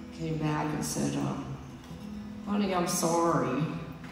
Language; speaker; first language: English; native; English